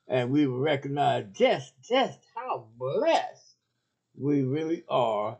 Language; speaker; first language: English; native; English